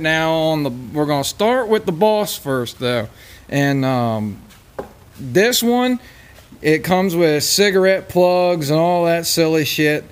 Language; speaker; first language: English; native; English